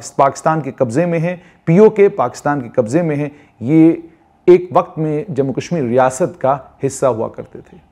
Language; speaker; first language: Hindi; non-native, local second language; Kashmiri